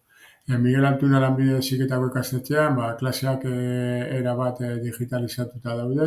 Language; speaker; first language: Basque; native; Basque